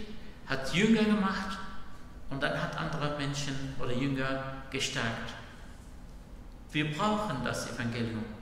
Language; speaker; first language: German; non-native, fluent; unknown